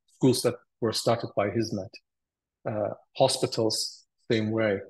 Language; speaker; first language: English; early bilingual, other home language; Turkish